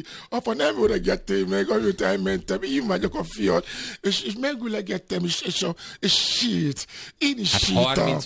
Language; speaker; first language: Hungarian; non-native, fluent; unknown